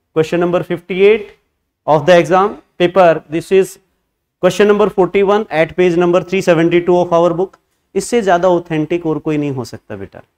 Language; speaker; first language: Hindi; native; Hindi